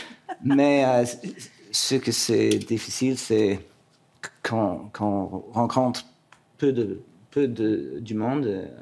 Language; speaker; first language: French; non-native, local second language; English